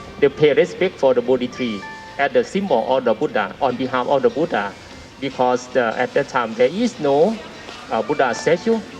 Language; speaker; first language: English; non-native, learner; Thai